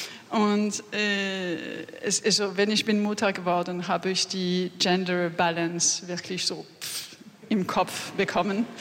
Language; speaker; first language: German; non-native, learner; French